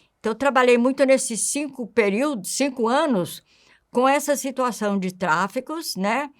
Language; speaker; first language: Portuguese; native; Portuguese